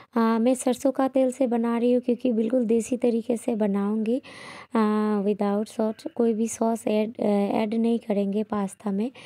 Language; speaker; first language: Hindi; non-native, local second language; Bangla